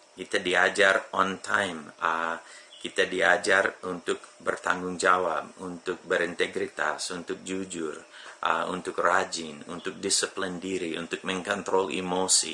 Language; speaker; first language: Indonesian; non-native, fluent; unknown